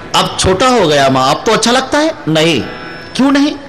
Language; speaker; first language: Hindi; non-native, local second language; Marathi